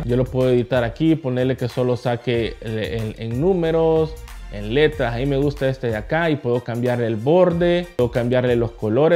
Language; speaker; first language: Spanish; native; Spanish